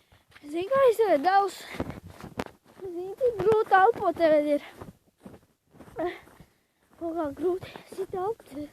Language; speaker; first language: Latvian; non-native, local second language; Russian